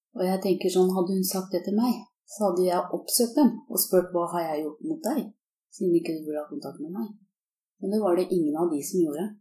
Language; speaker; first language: Norwegian; early bilingual, other home language; Korean